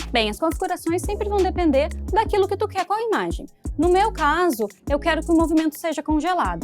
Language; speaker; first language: Portuguese; native; Portuguese